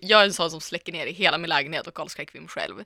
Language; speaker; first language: Swedish; native; Swedish